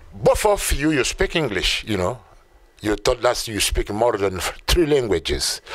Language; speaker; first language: English; non-native, learner; French